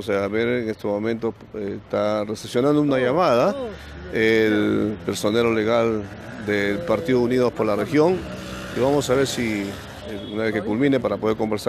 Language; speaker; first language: Spanish; native; Spanish